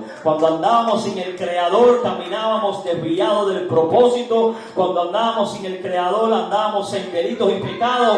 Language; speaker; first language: Spanish; native; Spanish